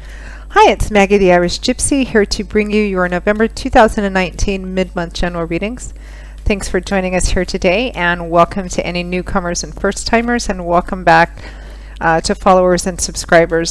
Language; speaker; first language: English; native; English